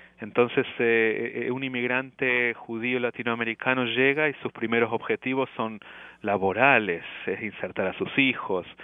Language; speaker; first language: Spanish; native; Spanish